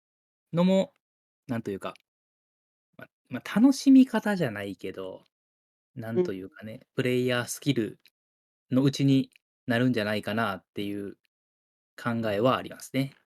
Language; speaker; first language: Japanese; native; Japanese